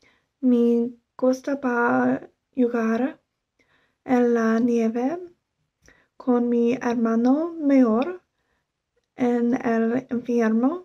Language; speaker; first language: Spanish; non-native, learner; English